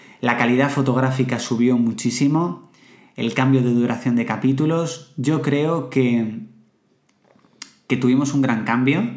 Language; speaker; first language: Spanish; native; Spanish